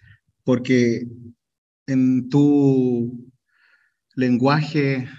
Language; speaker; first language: Spanish; native; Spanish